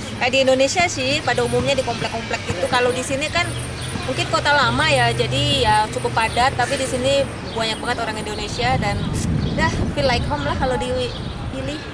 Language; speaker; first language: Indonesian; native; Indonesian